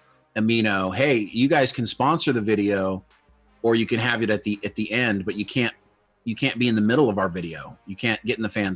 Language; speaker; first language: English; native; English